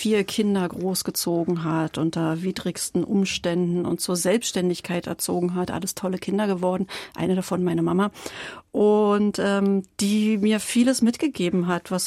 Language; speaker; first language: German; native; German